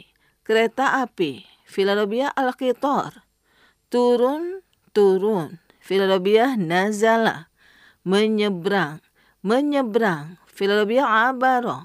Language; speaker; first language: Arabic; non-native, fluent; Indonesian